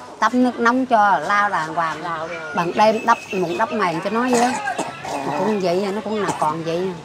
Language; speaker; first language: Vietnamese; non-native, local second language; Khmer